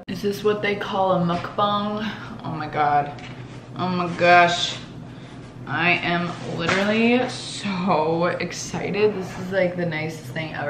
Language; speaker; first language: English; native; English